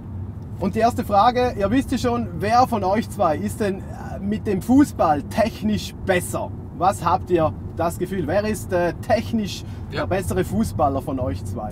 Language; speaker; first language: German; native; German